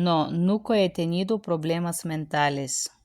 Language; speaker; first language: Spanish; non-native, fluent; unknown